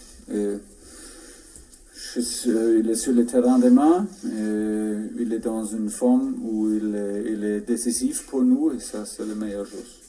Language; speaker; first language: French; non-native, fluent; German